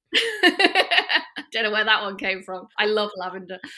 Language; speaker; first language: English; native; English